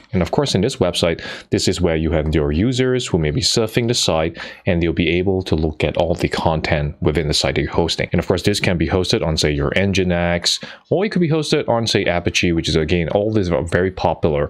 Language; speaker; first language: English; non-native, fluent; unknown